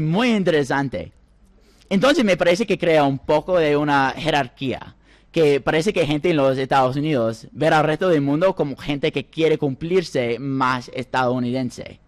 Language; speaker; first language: Spanish; non-native, fluent; English